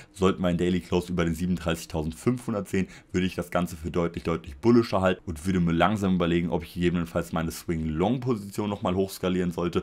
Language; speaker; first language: German; native; German